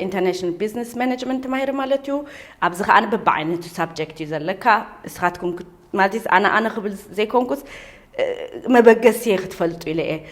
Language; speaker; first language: Tigrinya; early bilingual, heritage; Tigrinya